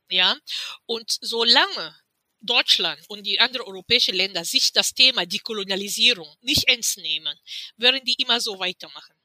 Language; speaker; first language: German; non-native, fluent; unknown